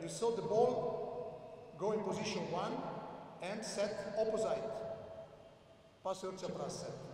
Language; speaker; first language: English; non-native, learner; Italian